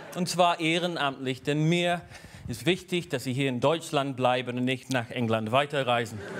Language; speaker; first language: German; non-native, fluent; English